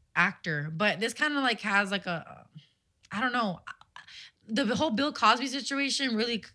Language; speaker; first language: English; early bilingual, other home language; Spanish